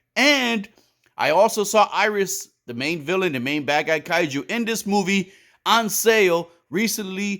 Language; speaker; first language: English; native; English